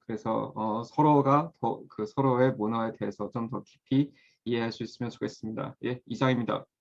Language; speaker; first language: Korean; non-native, fluent; Chinese